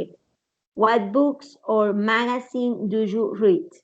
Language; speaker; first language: English; non-native, learner; Spanish